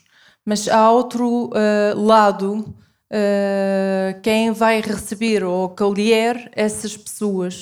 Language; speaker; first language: Portuguese; non-native, fluent; Arabic